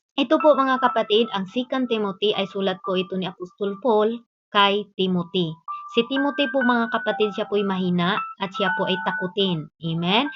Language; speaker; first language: Filipino; non-native, local second language; Cebuano